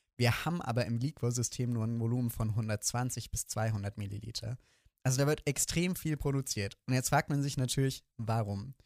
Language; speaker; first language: German; native; German